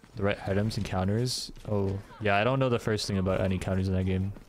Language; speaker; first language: English; native; English